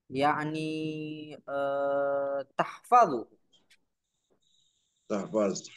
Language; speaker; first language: Arabic; non-native, fluent; Indonesian